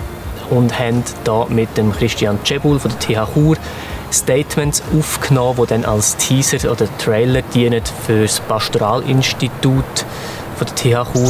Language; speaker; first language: German; native; German